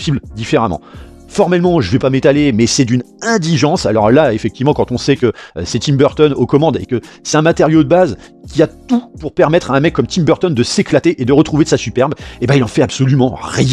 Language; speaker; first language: French; native; French